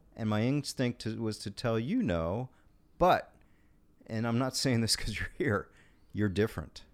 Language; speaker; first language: English; native; English